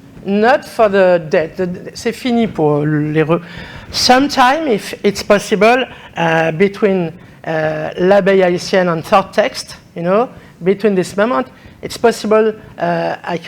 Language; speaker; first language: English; non-native, learner; French